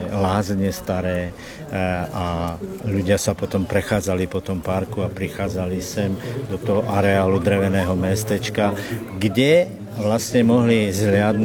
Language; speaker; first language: Slovak; native; Slovak